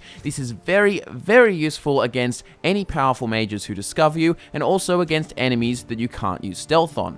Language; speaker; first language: English; native; English